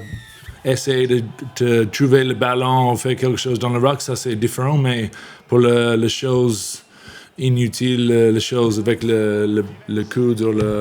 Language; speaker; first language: French; non-native, learner; English